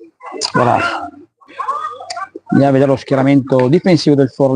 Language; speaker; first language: Italian; native; Italian